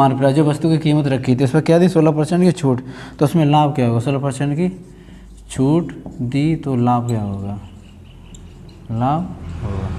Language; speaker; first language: Hindi; native; Hindi